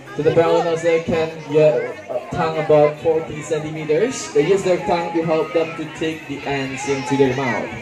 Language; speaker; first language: English; non-native, fluent; Indonesian